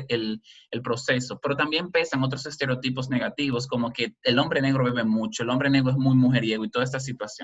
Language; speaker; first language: Spanish; native; Spanish